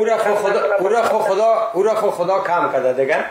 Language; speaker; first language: Persian; native; Persian